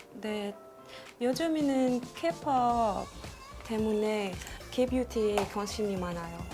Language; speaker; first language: Korean; non-native, learner; Arabic